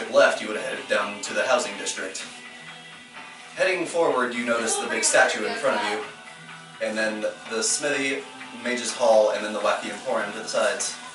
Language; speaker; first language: English; native; English